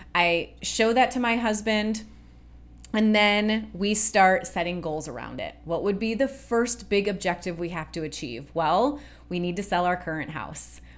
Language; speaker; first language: English; native; English